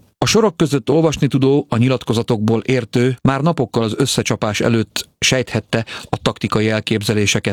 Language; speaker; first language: Hungarian; native; Hungarian